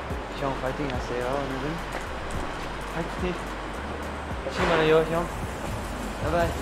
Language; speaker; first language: Korean; non-native, learner; Thai